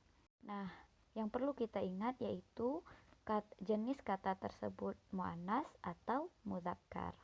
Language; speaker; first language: Indonesian; native; Indonesian